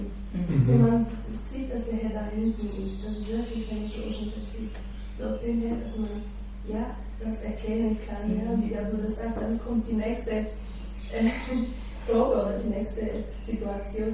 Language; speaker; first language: German; non-native, learner; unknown